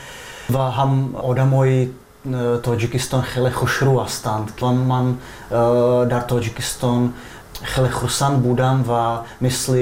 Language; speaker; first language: Persian; non-native, fluent; Czech